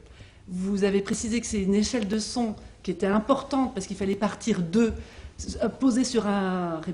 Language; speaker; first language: French; native; French